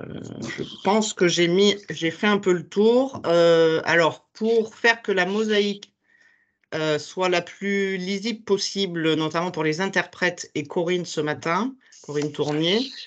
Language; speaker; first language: French; native; French